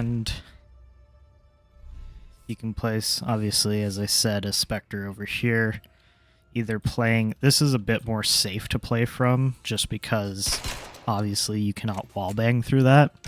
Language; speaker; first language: English; native; English